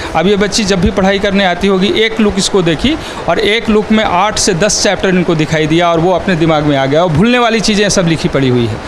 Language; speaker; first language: Hindi; native; Hindi